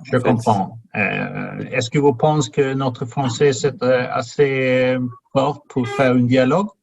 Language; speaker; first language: French; non-native, learner; English